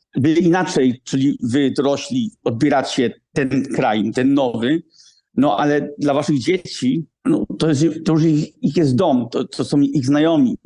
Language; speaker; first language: Polish; early bilingual, heritage; Polish